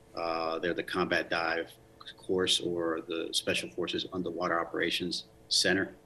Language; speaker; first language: English; early bilingual, other home language; Spanish